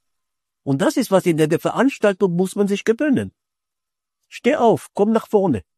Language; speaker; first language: German; non-native, fluent; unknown